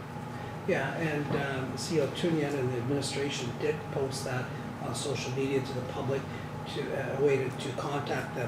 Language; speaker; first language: English; native; English